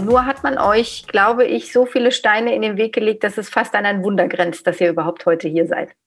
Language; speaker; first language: German; native; German